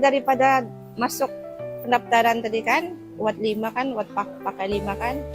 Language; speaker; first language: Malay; non-native, local second language; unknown